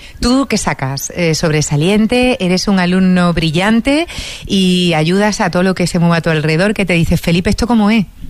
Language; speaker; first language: Spanish; native; Spanish